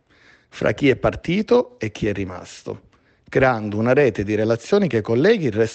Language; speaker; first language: Italian; native; Italian